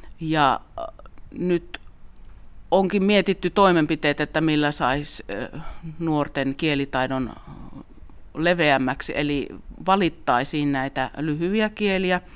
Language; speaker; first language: Finnish; native; Finnish